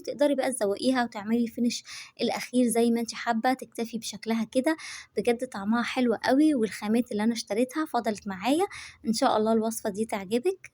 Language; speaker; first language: Arabic; native; Arabic